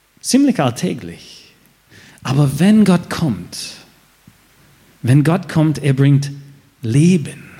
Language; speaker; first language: German; non-native, fluent; English